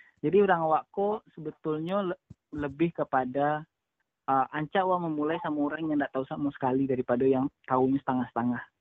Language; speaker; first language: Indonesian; non-native, local second language; Minangkabau